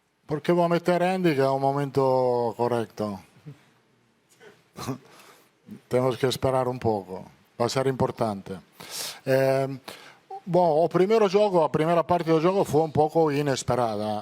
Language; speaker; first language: Portuguese; non-native, learner; Italian